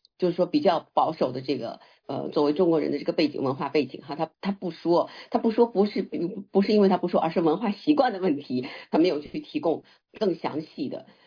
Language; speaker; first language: Chinese; native; Chinese